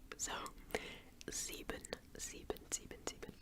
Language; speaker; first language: German; non-native, learner; English